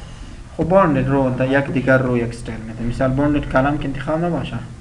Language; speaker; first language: Persian; non-native, local second language; Pashto